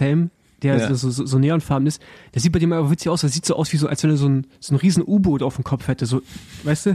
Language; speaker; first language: German; native; German